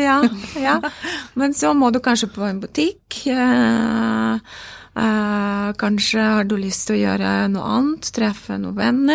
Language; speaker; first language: Norwegian; non-native, fluent; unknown